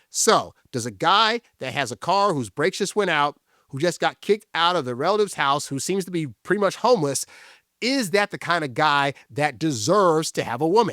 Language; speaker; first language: English; native; English